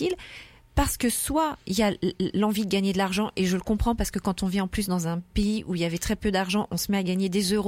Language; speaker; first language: French; native; French